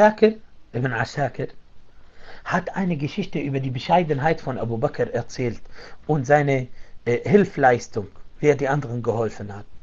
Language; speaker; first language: German; non-native, fluent; Arabic